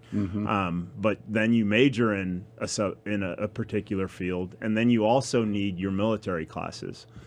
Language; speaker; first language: English; native; English